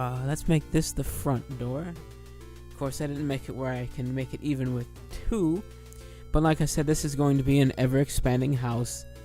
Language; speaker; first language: English; native; English